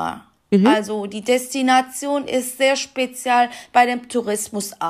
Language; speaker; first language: German; non-native, fluent; Turkish